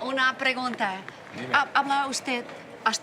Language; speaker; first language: Spanish; non-native, learner; Western Frisian